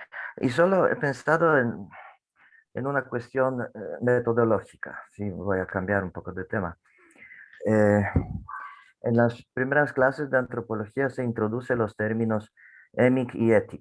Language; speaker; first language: Spanish; non-native, fluent; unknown